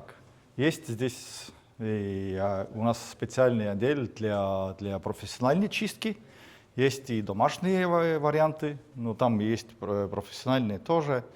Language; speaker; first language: Russian; non-native, fluent; Estonian